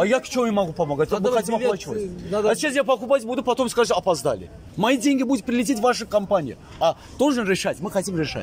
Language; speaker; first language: Russian; non-native, learner; Azerbaijani